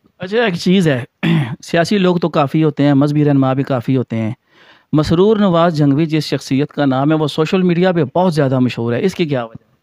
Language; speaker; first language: Urdu; non-native, local second language; Punjabi